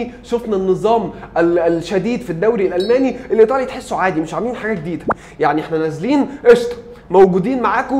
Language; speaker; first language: Arabic; native; Arabic